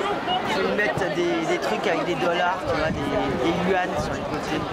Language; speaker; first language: French; native; French